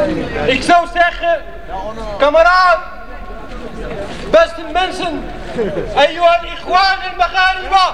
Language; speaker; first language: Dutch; non-native, fluent; Arabic